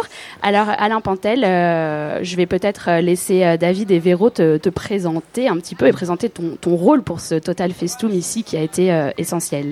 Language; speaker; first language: French; native; French